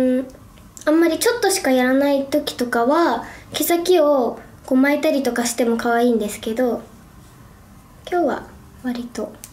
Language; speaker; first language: Japanese; native; Japanese